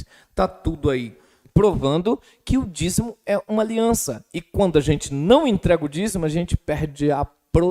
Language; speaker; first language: Portuguese; native; Portuguese